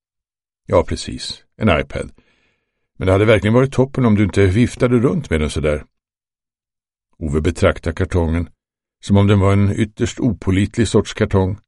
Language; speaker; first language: Swedish; native; Swedish